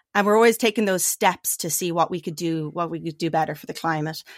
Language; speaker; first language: English; native; English